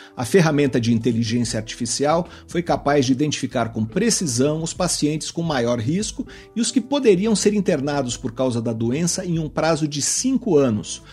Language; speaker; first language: Portuguese; native; Portuguese